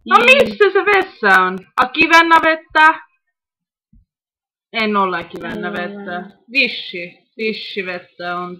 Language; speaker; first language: Finnish; non-native, learner; Estonian